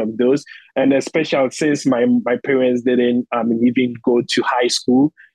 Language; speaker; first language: English; non-native, local second language; Akan